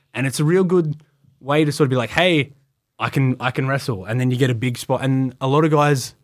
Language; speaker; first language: English; native; English